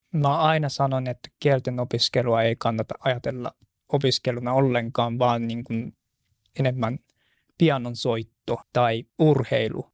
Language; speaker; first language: Finnish; non-native, fluent; Japanese